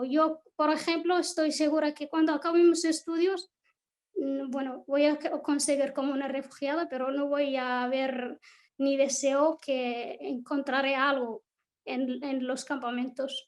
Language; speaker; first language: Spanish; non-native, local second language; Arabic